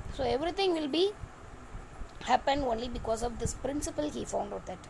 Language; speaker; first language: English; non-native, local second language; Tamil